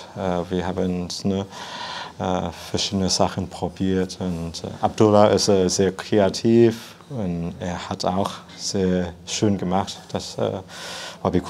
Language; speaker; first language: German; non-native, fluent; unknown